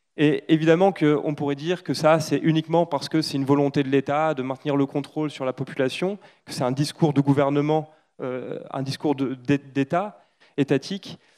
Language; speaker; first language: French; native; French